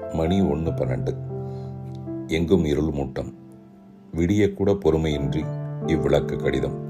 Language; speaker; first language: Tamil; non-native, local second language; Telugu